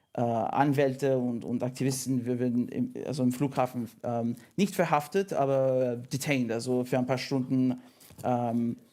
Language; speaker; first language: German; non-native, fluent; English